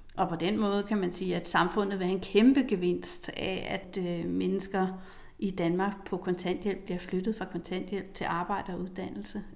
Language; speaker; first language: Danish; native; Danish